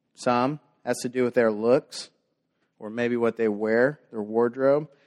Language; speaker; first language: English; native; English